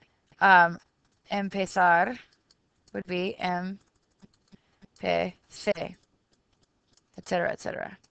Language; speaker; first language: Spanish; non-native, fluent; English